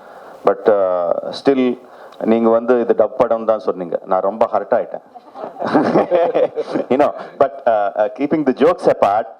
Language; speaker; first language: Tamil; non-native, local second language; Telugu